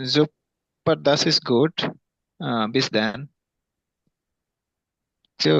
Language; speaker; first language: German; non-native, learner; Urdu